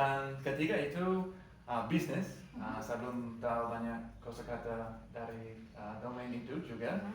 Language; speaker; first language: Indonesian; non-native, learner; English